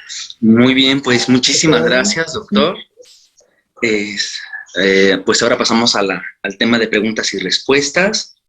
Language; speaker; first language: Spanish; native; Spanish